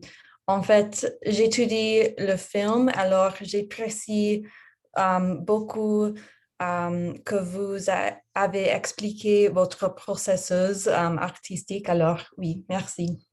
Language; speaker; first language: French; non-native, fluent; English